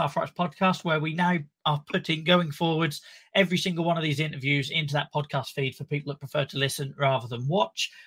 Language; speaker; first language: English; native; English